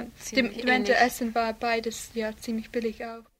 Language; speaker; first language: German; non-native, learner; English